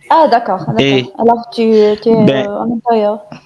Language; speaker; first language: French; non-native, fluent; Arabic